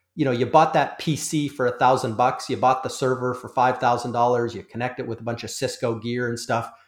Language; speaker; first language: English; native; English